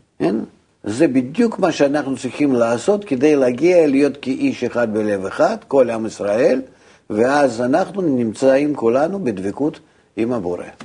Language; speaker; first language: Hebrew; non-native, fluent; Russian